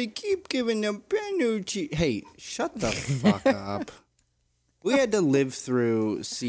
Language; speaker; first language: English; native; English